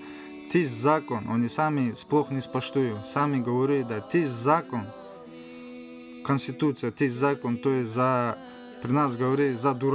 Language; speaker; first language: Slovenian; non-native, learner; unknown